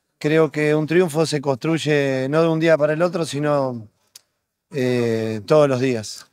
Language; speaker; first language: Spanish; native; Spanish